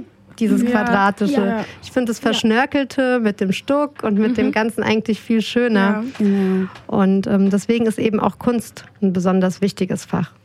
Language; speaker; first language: German; native; German